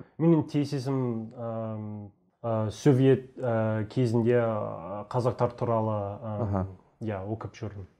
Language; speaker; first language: Kazakh; non-native, learner; English